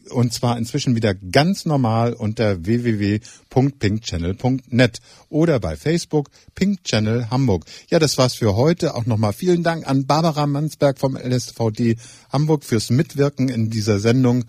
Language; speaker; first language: German; native; German